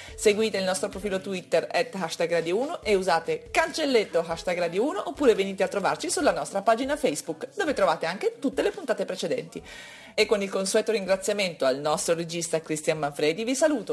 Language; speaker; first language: Italian; native; Italian